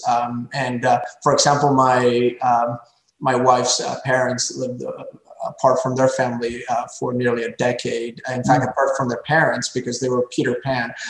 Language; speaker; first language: English; early bilingual, other home language; Spanish